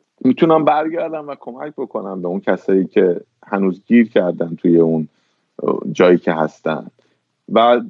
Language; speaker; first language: Persian; native; Persian